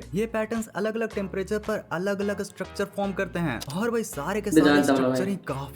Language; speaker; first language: Hindi; native; Hindi